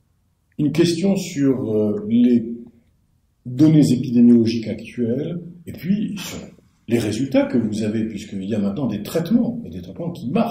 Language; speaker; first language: French; native; French